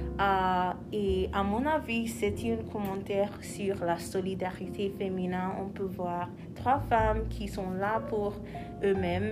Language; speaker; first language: French; non-native, learner; English